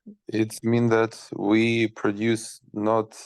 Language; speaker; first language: English; non-native, learner; Ukrainian